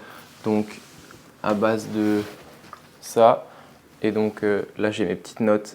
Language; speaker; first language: French; native; French